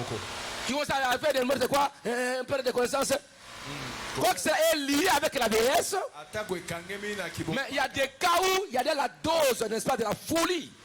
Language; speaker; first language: French; non-native, local second language; Lingala